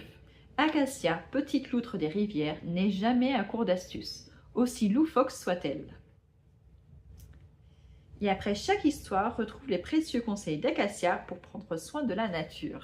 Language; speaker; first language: French; native; French